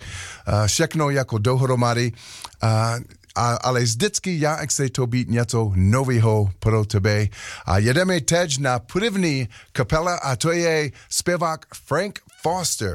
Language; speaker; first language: Czech; non-native, learner; English